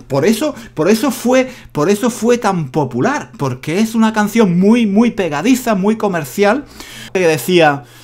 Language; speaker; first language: Spanish; native; Spanish